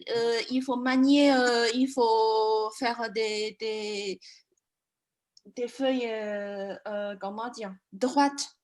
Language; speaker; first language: French; non-native, fluent; Chinese